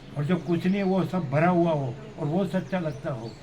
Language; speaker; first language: Hindi; non-native, local second language; Gujarati